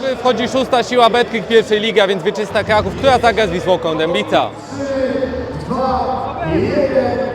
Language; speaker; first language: Polish; native; Polish